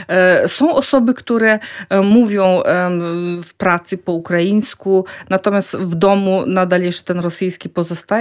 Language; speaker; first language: Polish; non-native, fluent; Ukrainian